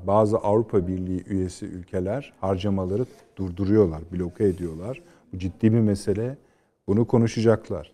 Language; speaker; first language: Turkish; native; Turkish